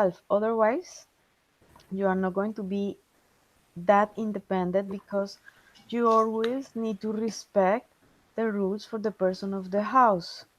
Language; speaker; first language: English; non-native, fluent; Spanish